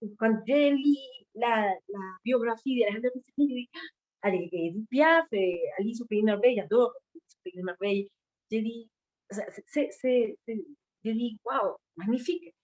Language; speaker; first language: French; non-native, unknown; Spanish